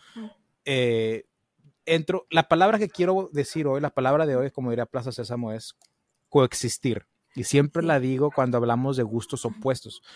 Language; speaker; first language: Spanish; early bilingual, heritage; Spanish